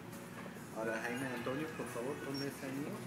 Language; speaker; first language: Spanish; early bilingual, heritage; Spanish